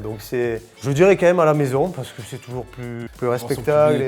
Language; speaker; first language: French; native; French